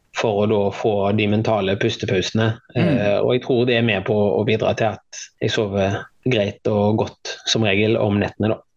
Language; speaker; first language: Norwegian; native; Norwegian